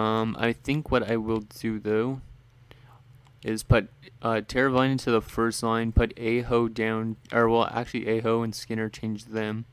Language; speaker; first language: English; native; English